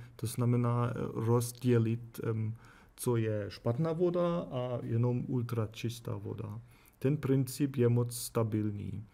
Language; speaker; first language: Czech; non-native, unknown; German